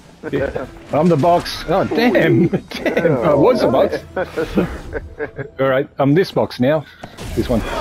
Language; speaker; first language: English; native; English